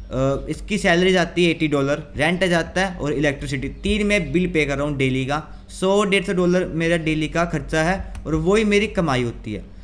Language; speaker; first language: Hindi; native; Hindi